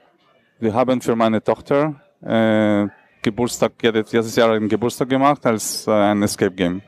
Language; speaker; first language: German; non-native, learner; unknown